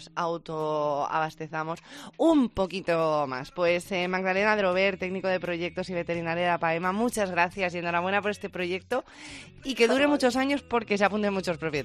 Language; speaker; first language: Spanish; native; Spanish